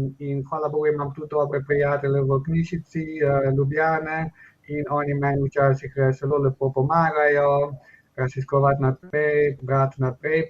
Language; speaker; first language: Slovenian; non-native, fluent; Spanish